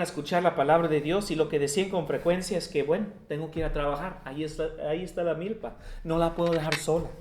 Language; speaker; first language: Spanish; non-native, fluent; English